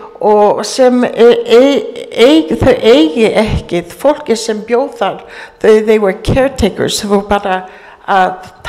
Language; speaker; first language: Icelandic; early bilingual, heritage; English